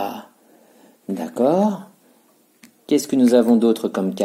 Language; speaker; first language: French; native; French